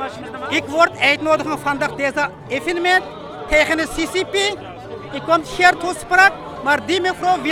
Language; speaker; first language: Dutch; non-native, learner; Uyghur